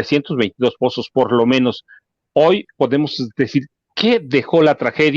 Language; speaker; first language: Spanish; native; Spanish